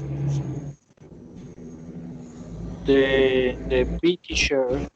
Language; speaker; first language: English; non-native, learner; Spanish